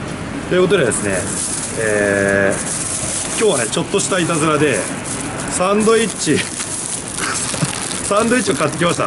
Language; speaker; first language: Japanese; native; Japanese